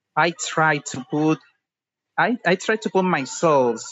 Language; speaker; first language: English; non-native, fluent; Spanish